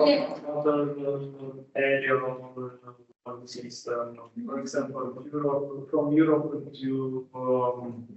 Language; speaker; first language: English; non-native, learner; Somali